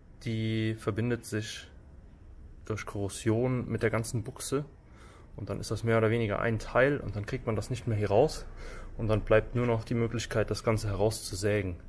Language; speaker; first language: German; native; German